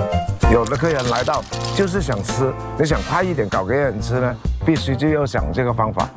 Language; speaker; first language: Chinese; non-native, local second language; Cantonese